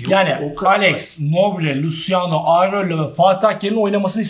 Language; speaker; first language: Turkish; native; Turkish